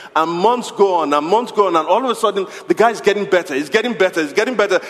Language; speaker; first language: English; non-native, local second language; Yoruba